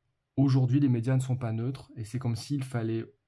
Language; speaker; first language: French; native; French